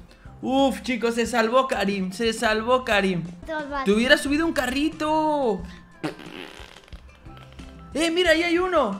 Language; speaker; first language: Spanish; native; Spanish